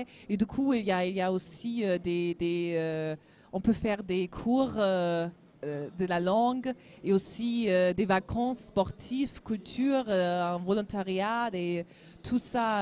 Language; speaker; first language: French; non-native, learner; German